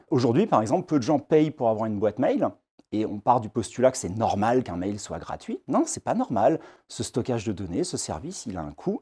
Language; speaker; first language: French; native; French